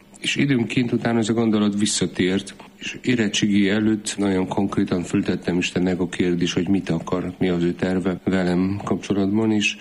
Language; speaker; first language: Hungarian; non-native, fluent; Polish